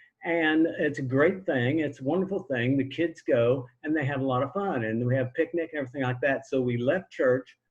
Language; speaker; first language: English; native; English